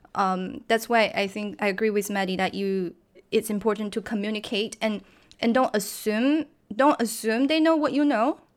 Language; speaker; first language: English; non-native, fluent; Chinese